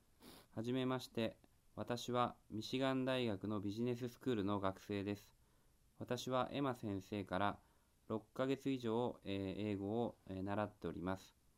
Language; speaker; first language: Japanese; native; Japanese